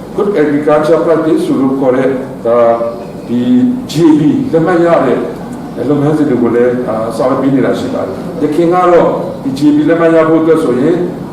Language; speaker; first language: Burmese; non-native, local second language; Shan